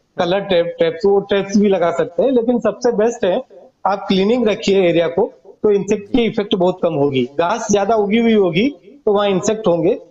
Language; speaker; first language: Hindi; non-native, local second language; Gujarati